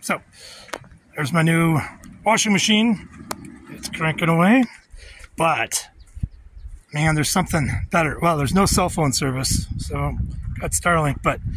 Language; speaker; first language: English; native; English